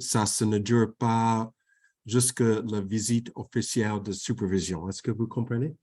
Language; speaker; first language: French; non-native, fluent; English